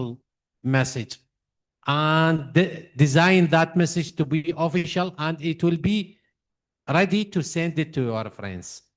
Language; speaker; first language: English; non-native, fluent; Arabic